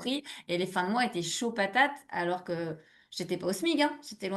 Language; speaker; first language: French; native; French